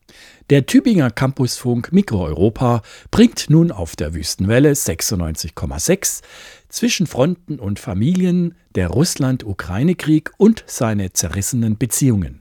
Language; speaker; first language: German; native; German